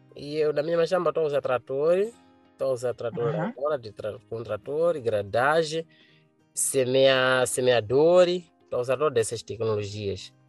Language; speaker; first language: Portuguese; non-native, local second language; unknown